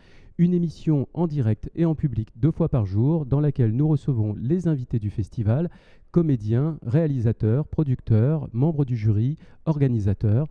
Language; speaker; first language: French; native; French